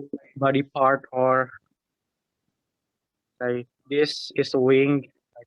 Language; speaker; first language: English; non-native, learner; Indonesian